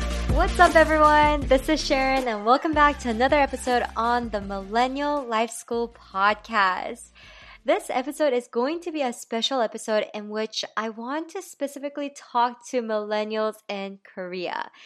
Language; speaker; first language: English; early bilingual, other home language; Korean